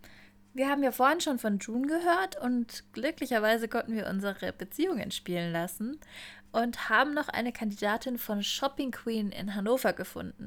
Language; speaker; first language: German; native; German